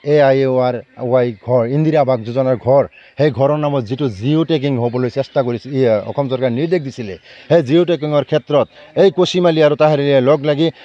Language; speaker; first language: Assamese; non-native, local second language; Bangla